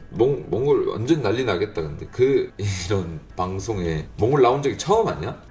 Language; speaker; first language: Korean; non-native, fluent; Mongolian